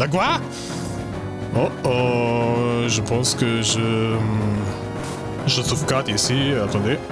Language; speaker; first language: French; non-native, learner; German